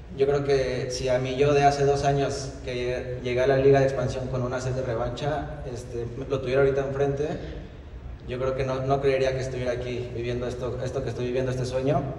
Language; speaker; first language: Spanish; native; Spanish